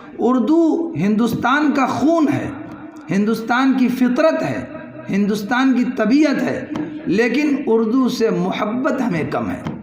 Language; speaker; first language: Urdu; native; Urdu